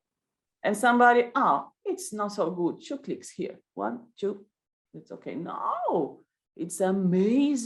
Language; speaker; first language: English; non-native, learner; Portuguese